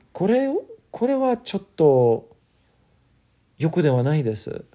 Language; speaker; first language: Japanese; non-native, fluent; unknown